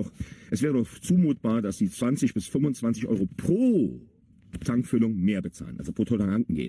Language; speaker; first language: German; native; German